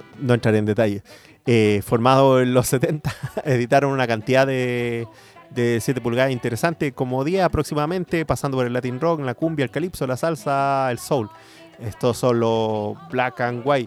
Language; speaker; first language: Spanish; native; Spanish